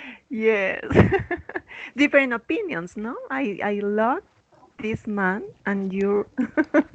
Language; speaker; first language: English; non-native, learner; Spanish